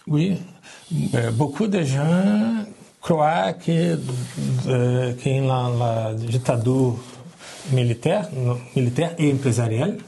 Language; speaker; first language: French; non-native, learner; Portuguese